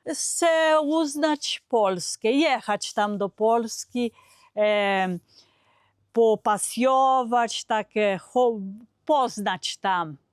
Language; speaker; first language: Polish; early bilingual, heritage; Polish